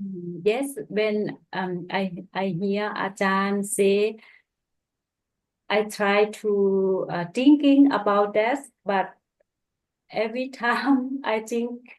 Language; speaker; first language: English; non-native, learner; Thai